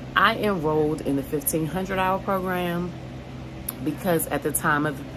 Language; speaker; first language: English; native; English